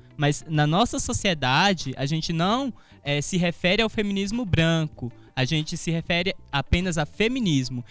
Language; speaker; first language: Portuguese; native; Portuguese